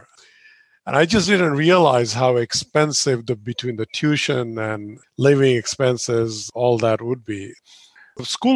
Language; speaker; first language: English; non-native, local second language; Bangla